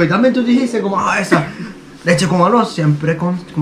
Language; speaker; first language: Spanish; non-native, learner; Japanese